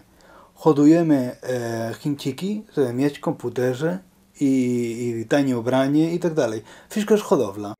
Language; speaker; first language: Polish; non-native, learner; Spanish